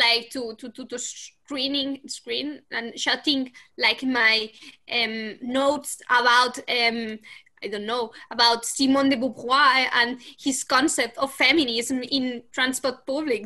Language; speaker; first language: English; non-native, learner; Spanish